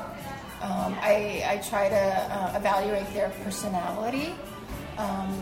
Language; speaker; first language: English; early bilingual, other home language; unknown